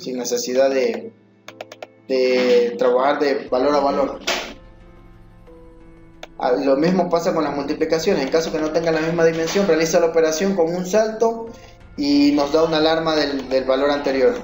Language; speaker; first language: Spanish; native; Spanish